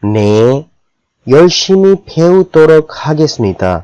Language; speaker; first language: Korean; non-native, fluent; Urdu